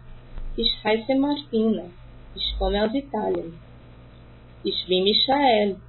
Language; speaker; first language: German; non-native, fluent; Portuguese